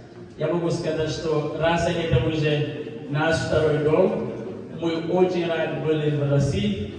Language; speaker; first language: Russian; non-native, learner; Wolof